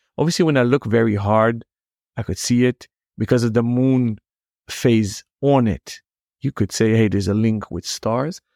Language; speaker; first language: English; non-native, fluent; Hebrew